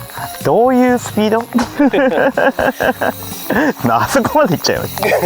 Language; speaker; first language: Japanese; native; Japanese